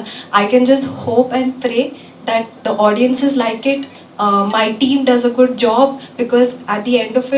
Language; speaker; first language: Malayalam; non-native, learner; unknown